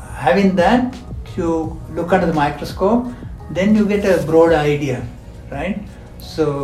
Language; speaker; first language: English; non-native, local second language; Sinhala